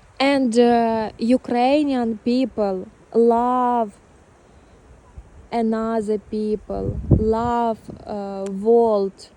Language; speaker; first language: English; non-native, learner; Ukrainian